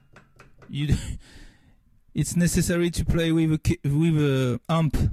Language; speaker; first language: English; non-native, learner; French